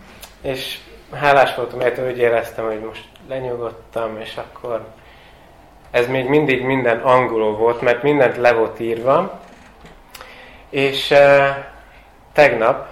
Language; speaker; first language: Hungarian; non-native, fluent; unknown